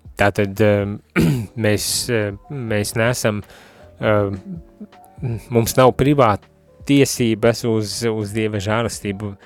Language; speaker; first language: Latvian; native; Latvian